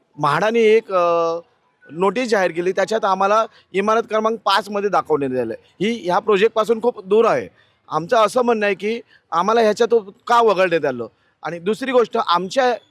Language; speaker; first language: Marathi; native; Marathi